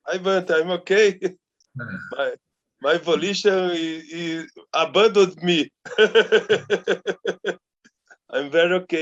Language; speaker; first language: English; non-native, learner; Indonesian